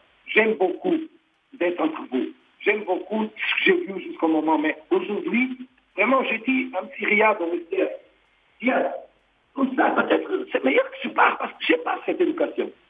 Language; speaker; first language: French; non-native, learner; Portuguese